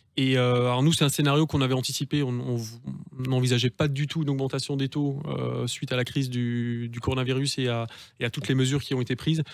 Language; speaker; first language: French; native; French